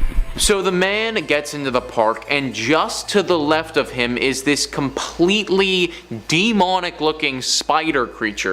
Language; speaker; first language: English; native; English